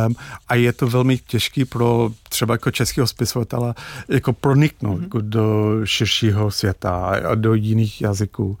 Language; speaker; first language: Czech; non-native, fluent; English